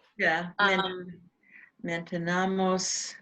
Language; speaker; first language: Spanish; non-native, learner; English